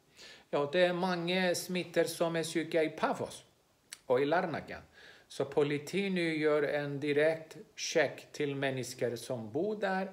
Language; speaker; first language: Swedish; non-native, fluent; Greek